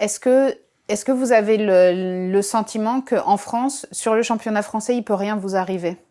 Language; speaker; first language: French; native; French